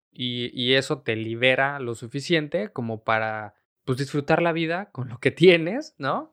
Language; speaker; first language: Spanish; native; Spanish